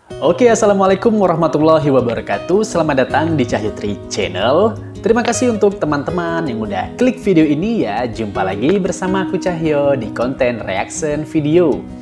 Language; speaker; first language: Indonesian; native; Indonesian